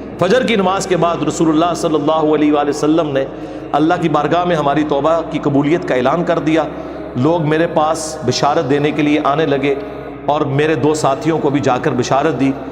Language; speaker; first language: Urdu; native; Urdu